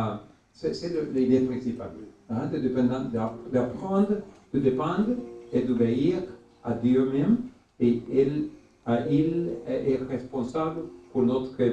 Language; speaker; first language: French; non-native, learner; English